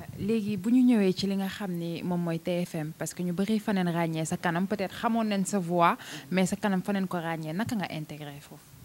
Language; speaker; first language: Wolof; native; Wolof